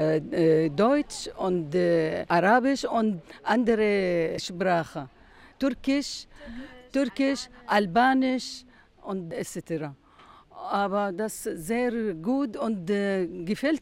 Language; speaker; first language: German; non-native, learner; Arabic